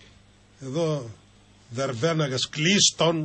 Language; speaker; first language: Greek; native; Greek